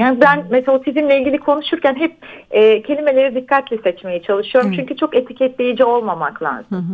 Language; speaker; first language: Turkish; native; Turkish